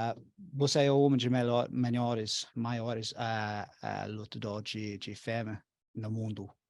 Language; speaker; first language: Portuguese; non-native, learner; English